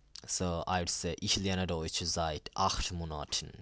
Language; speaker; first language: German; non-native, learner; Bangla